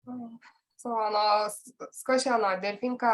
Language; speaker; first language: Japanese; non-native, learner; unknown